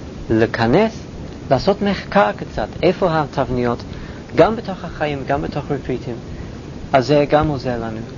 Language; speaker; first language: Hebrew; non-native, fluent; English